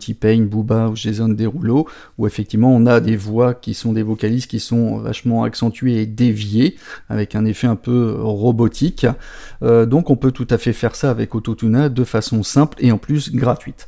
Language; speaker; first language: French; native; French